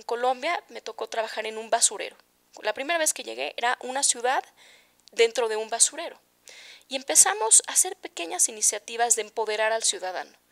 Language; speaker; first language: Spanish; native; Spanish